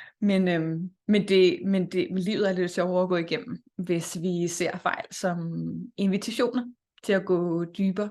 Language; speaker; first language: Danish; native; Danish